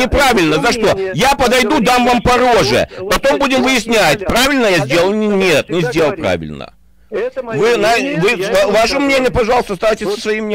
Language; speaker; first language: Russian; native; Russian